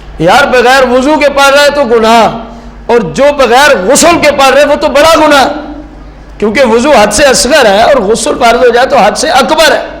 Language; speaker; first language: Urdu; non-native, local second language; Punjabi